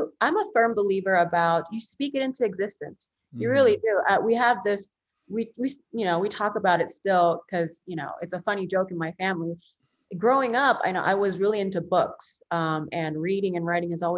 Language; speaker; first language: English; early bilingual, other home language; Korean